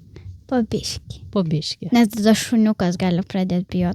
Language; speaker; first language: Lithuanian; early bilingual, heritage; Lithuanian